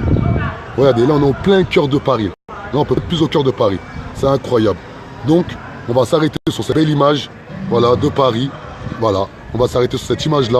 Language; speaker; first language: French; native; French